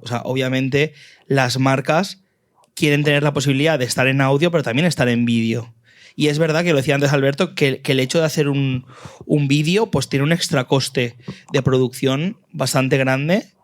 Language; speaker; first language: Spanish; native; Spanish